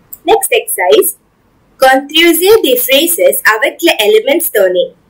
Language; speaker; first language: French; non-native, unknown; Tamil